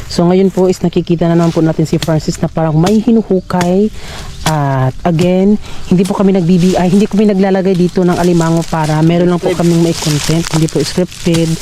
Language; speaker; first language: Filipino; non-native, local second language; Cebuano